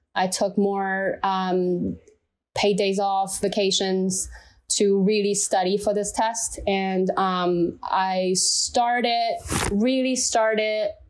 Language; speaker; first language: English; non-native, fluent; Chinese